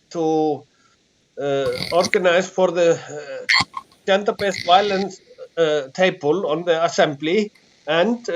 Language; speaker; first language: English; non-native, fluent; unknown